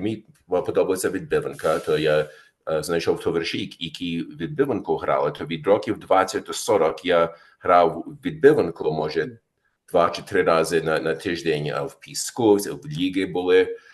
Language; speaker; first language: Ukrainian; early bilingual, heritage; Ukrainian